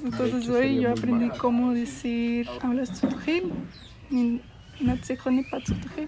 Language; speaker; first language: Spanish; non-native, fluent; English